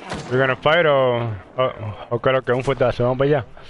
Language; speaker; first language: Spanish; native; Spanish